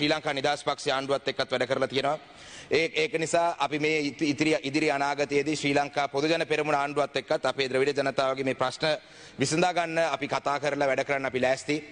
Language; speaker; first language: Sinhala; non-native, local second language; Tamil